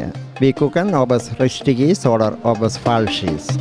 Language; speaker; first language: German; non-native, learner; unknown